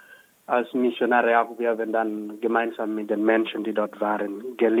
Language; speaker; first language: German; non-native, fluent; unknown